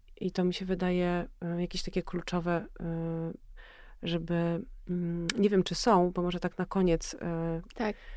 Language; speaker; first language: Polish; native; Polish